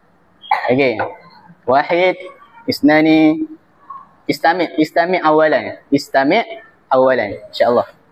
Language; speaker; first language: Arabic; non-native, learner; Malay